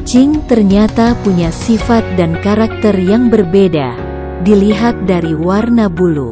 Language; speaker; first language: Indonesian; native; Indonesian